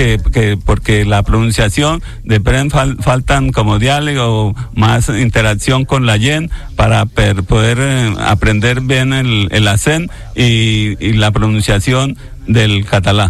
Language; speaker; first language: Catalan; non-native, learner; Spanish